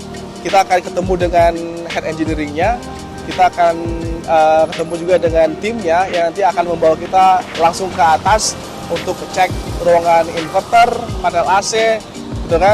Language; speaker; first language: Indonesian; native; Indonesian